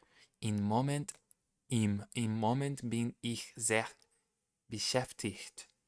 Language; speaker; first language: German; non-native, learner; Portuguese